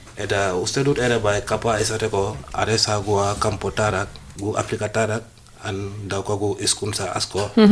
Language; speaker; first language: Basque; non-native, learner; Wolof